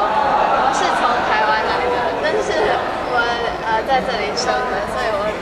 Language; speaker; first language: Chinese; early bilingual, heritage; Chinese